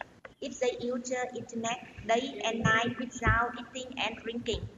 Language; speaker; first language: English; non-native, learner; Vietnamese